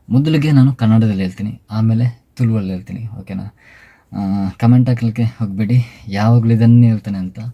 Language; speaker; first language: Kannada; non-native, local second language; Tulu